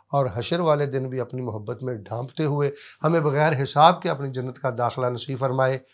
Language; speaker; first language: Urdu; native; Urdu